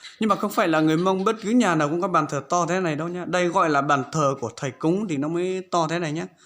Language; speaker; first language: Vietnamese; non-native, local second language; Hmong